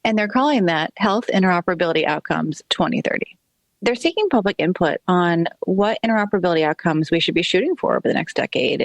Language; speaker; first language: English; native; English